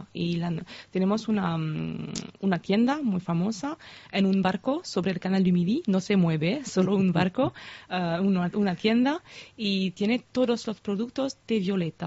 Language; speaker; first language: Spanish; non-native, fluent; French